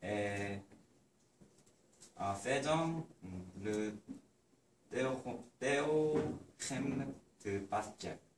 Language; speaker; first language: French; non-native, learner; Korean